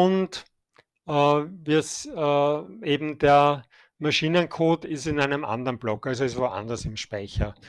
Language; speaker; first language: German; native; German